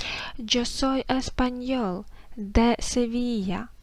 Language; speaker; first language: Spanish; non-native, fluent; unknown